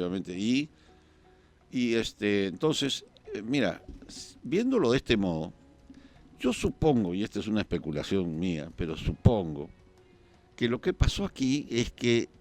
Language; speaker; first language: Spanish; native; Spanish